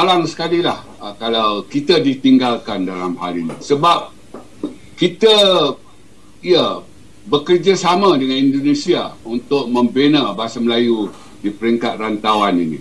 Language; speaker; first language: Malay; native; Malay